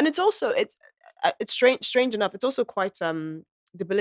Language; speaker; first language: English; non-native, local second language; Akan